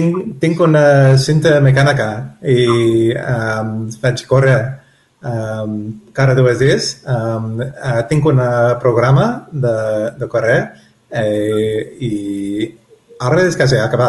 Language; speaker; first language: Catalan; non-native, learner; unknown